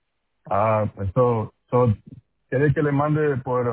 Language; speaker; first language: Spanish; non-native, local second language; English